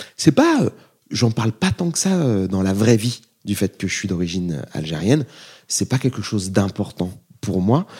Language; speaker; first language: French; native; French